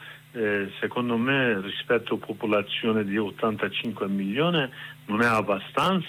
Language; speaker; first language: Italian; non-native, learner; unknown